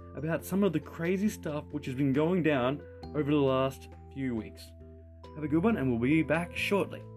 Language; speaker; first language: English; native; English